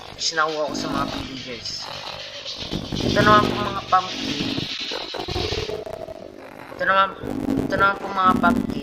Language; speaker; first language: Filipino; native; Filipino